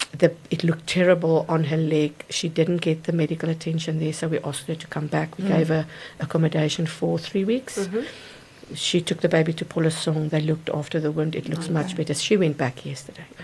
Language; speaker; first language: English; non-native, local second language; Afrikaans